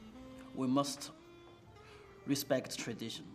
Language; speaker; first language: English; non-native, learner; Chinese